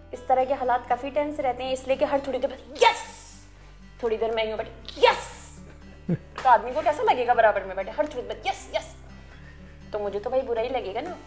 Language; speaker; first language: Urdu; native; Urdu